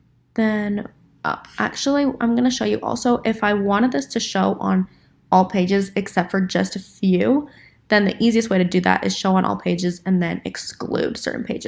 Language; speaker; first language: English; native; English